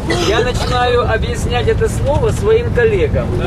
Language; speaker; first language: Russian; non-native, learner; Turkish